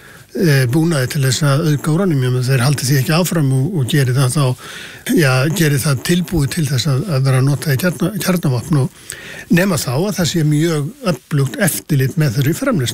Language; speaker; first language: Icelandic; native; Icelandic